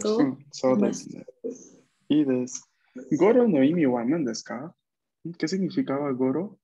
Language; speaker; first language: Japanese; non-native, fluent; Spanish